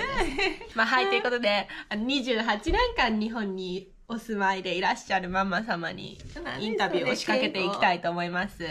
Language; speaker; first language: Japanese; native; Japanese